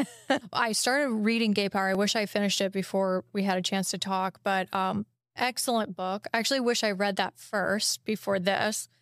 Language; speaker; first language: English; native; English